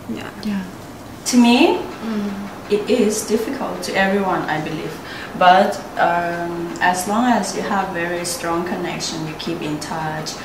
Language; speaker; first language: English; non-native, fluent; Thai